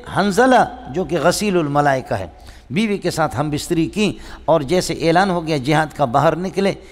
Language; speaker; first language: Urdu; non-native, local second language; Baluchi